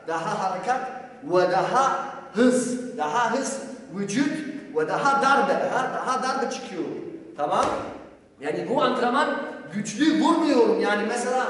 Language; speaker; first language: Turkish; non-native, learner; Polish